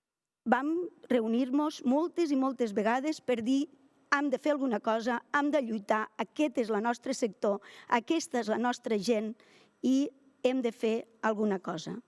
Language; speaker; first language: Catalan; native; Catalan